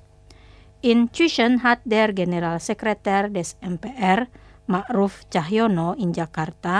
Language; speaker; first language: German; non-native, fluent; Indonesian